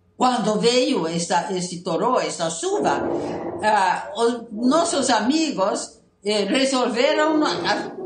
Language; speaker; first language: Portuguese; non-native, fluent; Italian